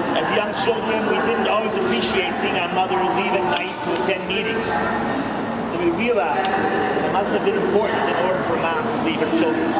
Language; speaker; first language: English; native; English